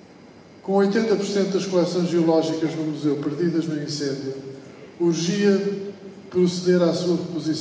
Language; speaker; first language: Portuguese; native; Portuguese